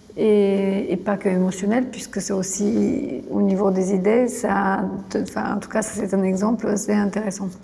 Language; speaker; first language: French; non-native, fluent; Bulgarian